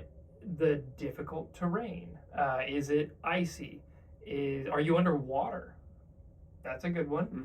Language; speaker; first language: English; native; English